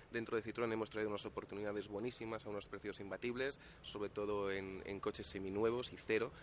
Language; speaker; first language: Spanish; native; Spanish